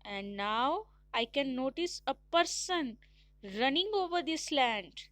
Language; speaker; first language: English; non-native, local second language; Punjabi